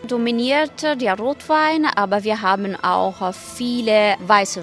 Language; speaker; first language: German; non-native, fluent; Italian